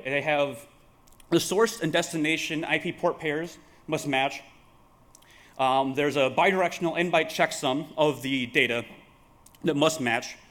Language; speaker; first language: English; native; English